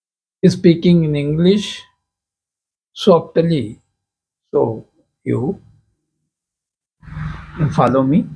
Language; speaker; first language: English; non-native, local second language; Hindi